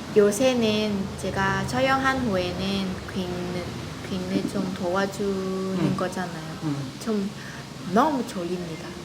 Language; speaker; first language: Korean; non-native, fluent; Vietnamese